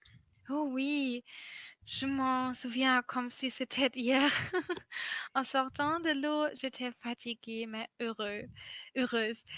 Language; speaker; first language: French; non-native, fluent; German